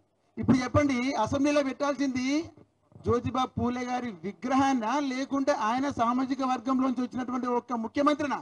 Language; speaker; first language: Telugu; native; Telugu